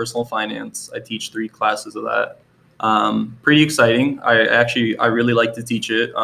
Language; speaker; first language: English; native; English